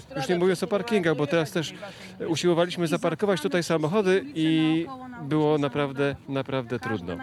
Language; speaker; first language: Polish; native; Polish